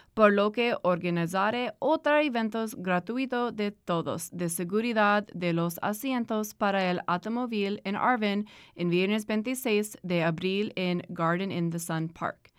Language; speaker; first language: Spanish; non-native, learner; English